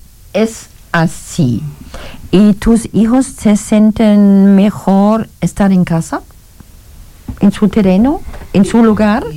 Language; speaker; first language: Spanish; non-native, learner; German